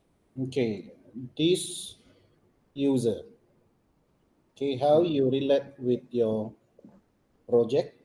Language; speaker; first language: English; non-native, local second language; Malay